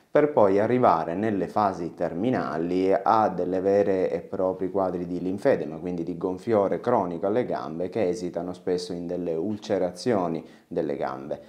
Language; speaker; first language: Italian; native; Italian